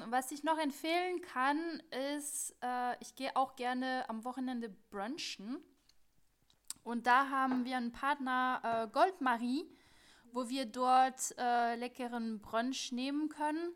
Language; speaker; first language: German; non-native, fluent; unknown